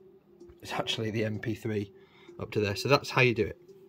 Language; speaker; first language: English; native; English